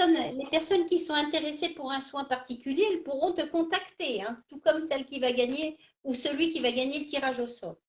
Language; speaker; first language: French; native; French